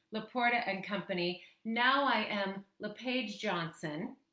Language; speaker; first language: English; native; English